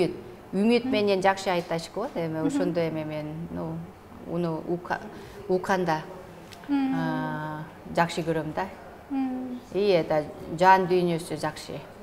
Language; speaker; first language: Kyrgyz; non-native, learner; Korean